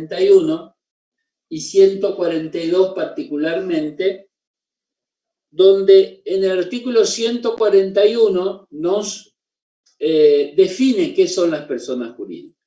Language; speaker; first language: Spanish; native; Spanish